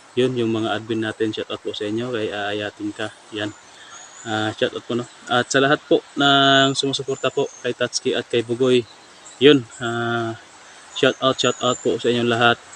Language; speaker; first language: Filipino; native; Filipino